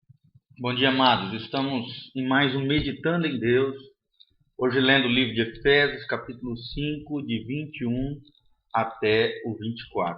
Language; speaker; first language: Portuguese; native; Portuguese